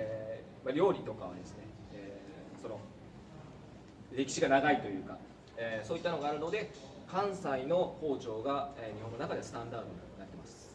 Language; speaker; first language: Japanese; native; Japanese